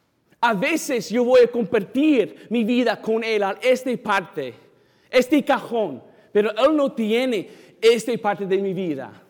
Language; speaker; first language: Spanish; non-native, fluent; English